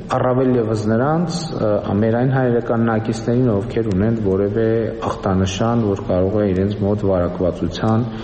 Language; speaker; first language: Armenian; native; Armenian